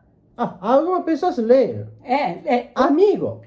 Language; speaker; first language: Portuguese; non-native, learner; Japanese